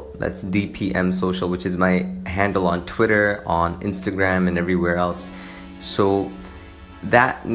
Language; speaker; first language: English; native; English